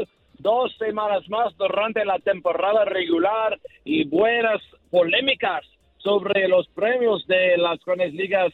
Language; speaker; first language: Spanish; non-native, learner; English